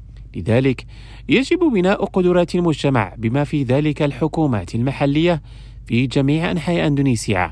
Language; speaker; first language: Arabic; non-native, fluent; Indonesian